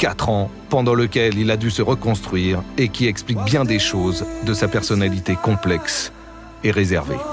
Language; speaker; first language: French; native; French